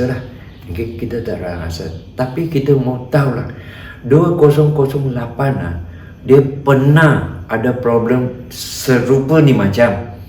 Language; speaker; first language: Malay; non-native, local second language; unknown